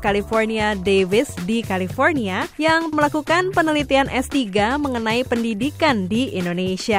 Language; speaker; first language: Indonesian; native; Indonesian